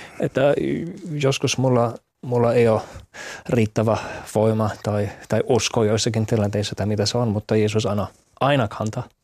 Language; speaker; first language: Finnish; non-native, fluent; German